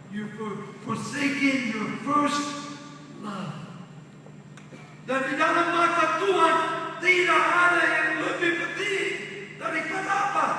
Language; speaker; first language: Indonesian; non-native, fluent; English